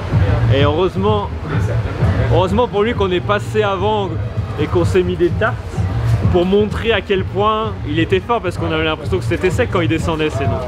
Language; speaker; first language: French; native; French